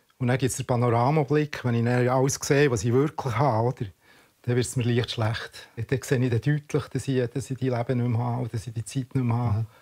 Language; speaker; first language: German; native; German